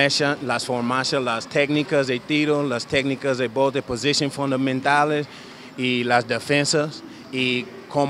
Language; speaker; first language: Spanish; non-native, learner; English